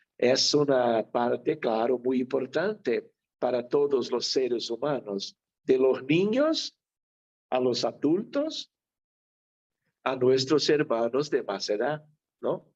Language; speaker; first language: Spanish; non-native, fluent; Portuguese